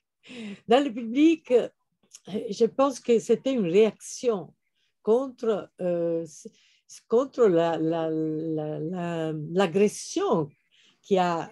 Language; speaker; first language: French; non-native, fluent; Italian